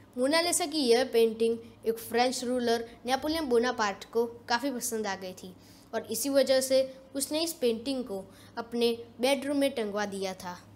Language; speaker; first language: Hindi; non-native, local second language; Gujarati